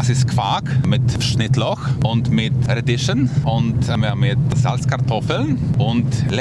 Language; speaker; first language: German; non-native, fluent; Polish